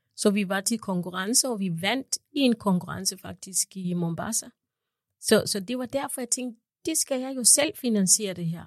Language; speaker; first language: Danish; non-native, fluent; English